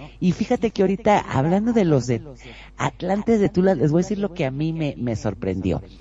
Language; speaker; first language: Spanish; native; Spanish